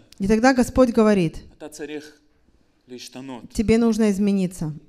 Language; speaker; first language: Russian; native; Russian